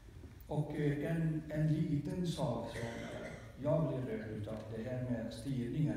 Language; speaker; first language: Swedish; non-native, fluent; Kurdish